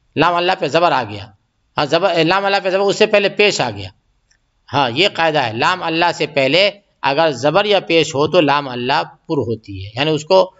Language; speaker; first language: Urdu; native; Urdu